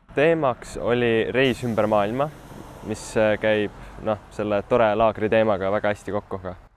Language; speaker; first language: Estonian; native; Estonian